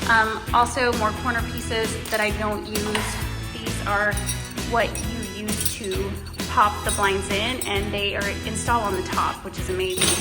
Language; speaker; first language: English; native; English